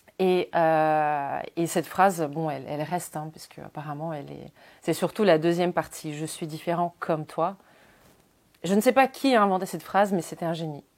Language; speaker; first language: French; non-native, fluent; Ukrainian